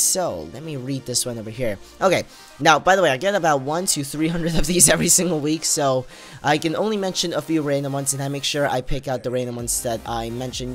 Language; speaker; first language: English; native; English